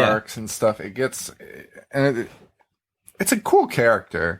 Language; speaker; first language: English; native; English